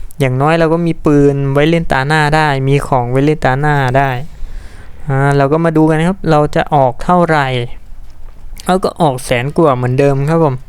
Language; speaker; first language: Thai; native; Thai